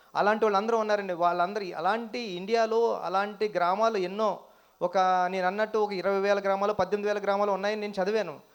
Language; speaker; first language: Telugu; native; Telugu